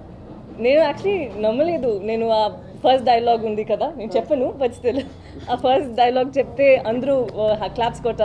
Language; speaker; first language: Telugu; non-native, local second language; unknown